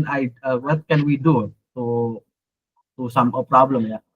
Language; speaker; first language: English; non-native, learner; Indonesian